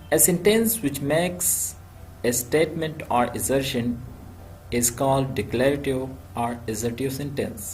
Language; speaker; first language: English; non-native, local second language; Urdu